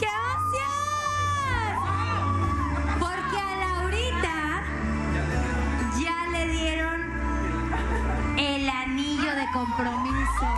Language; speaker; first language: Spanish; native; Spanish